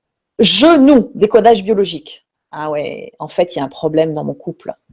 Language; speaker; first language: French; native; French